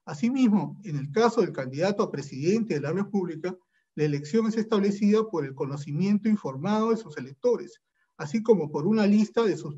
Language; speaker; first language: Spanish; native; Spanish